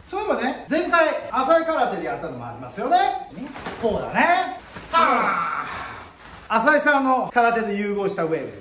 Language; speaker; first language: Japanese; native; Japanese